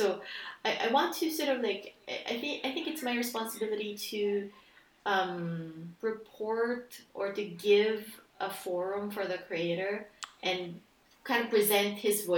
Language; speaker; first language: English; non-native, local second language; Filipino